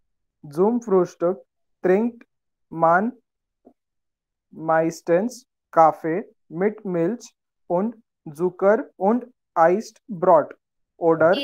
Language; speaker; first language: German; non-native, learner; Marathi